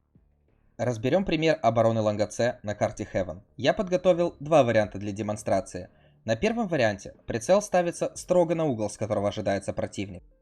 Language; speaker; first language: Russian; native; Russian